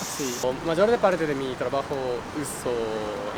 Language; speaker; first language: Spanish; non-native, learner; Japanese